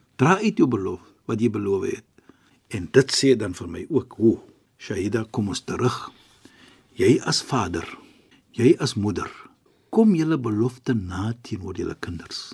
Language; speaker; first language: Afrikaans; non-native, fluent; Arabic